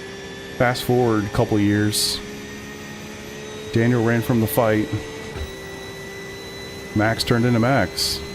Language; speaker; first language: English; native; English